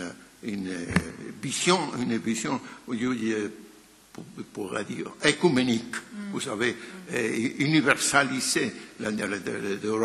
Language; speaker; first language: French; non-native, fluent; Spanish